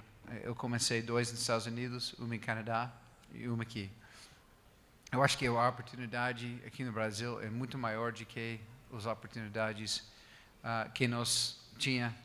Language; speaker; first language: Portuguese; non-native, fluent; English